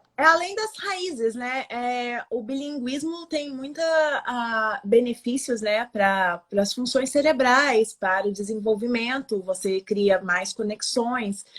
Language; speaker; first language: Portuguese; native; Portuguese